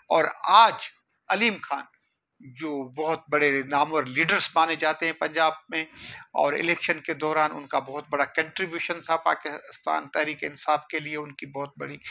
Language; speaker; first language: Urdu; non-native, local second language; Sindhi